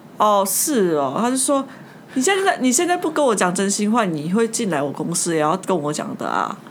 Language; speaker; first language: Chinese; native; Chinese